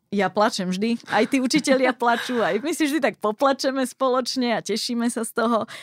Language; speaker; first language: Slovak; early bilingual, heritage; Slovak